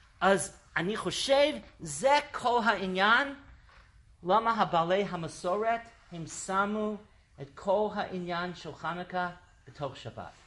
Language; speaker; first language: Hebrew; non-native, fluent; English